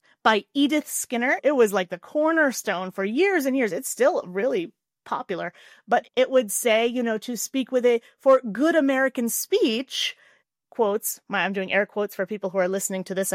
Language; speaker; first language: English; native; English